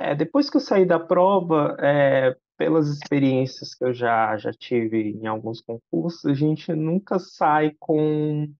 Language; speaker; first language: Portuguese; native; Portuguese